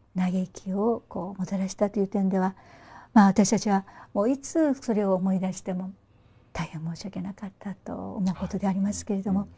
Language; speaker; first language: Japanese; native; Japanese